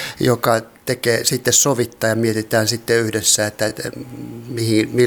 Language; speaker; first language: Finnish; native; Finnish